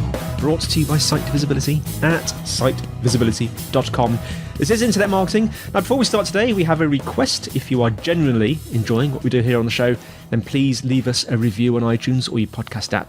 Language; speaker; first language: English; native; English